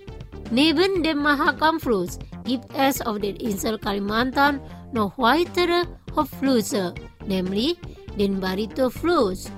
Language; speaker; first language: German; non-native, fluent; Indonesian